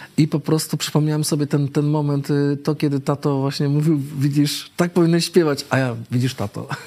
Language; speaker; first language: Polish; native; Polish